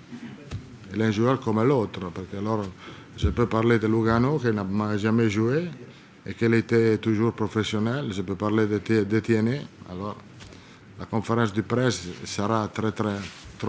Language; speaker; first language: French; non-native, learner; Italian